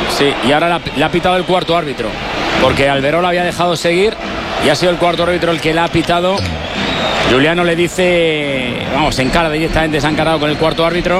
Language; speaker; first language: Spanish; native; Spanish